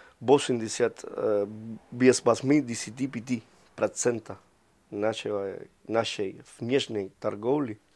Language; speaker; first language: Russian; non-native, fluent; Spanish